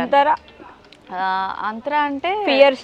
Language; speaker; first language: Telugu; native; Telugu